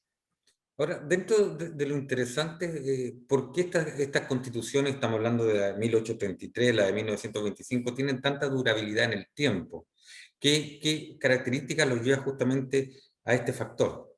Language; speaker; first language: Spanish; native; Spanish